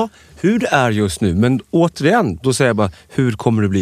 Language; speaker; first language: Swedish; native; Swedish